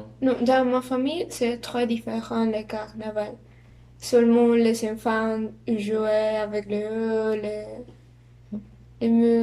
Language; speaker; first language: French; non-native, learner; Spanish